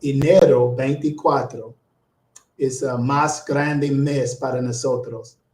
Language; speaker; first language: Spanish; non-native, learner; English